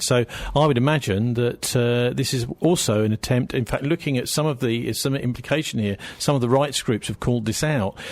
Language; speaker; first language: English; native; English